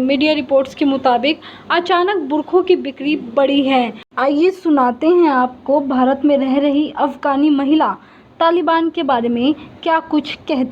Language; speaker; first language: Hindi; native; Hindi